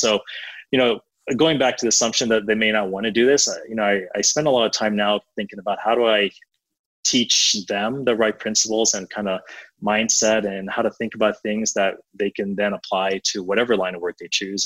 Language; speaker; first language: English; native; English